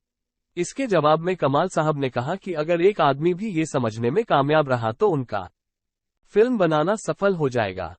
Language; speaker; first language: Hindi; native; Hindi